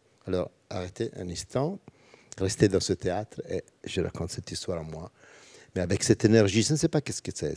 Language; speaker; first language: French; non-native, learner; Italian